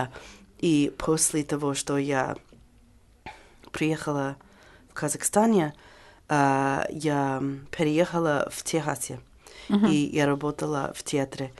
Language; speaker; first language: Russian; non-native, learner; English